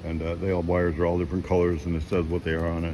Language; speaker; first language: English; native; English